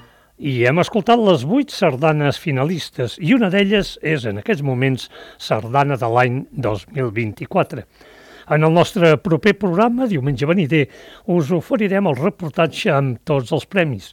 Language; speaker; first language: Catalan; native; Catalan